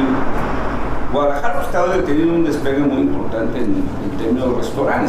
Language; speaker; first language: Spanish; native; Spanish